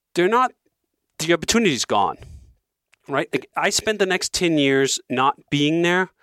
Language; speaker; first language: English; non-native, fluent; Danish